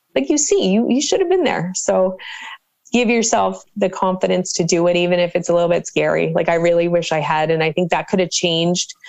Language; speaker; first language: English; native; English